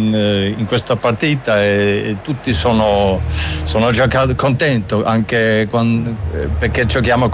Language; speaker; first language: Italian; non-native, learner; German